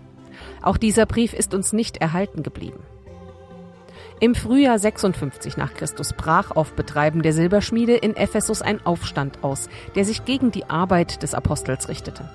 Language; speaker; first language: German; native; German